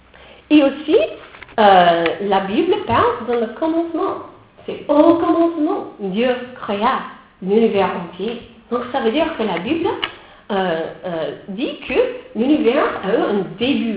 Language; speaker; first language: French; non-native, fluent; English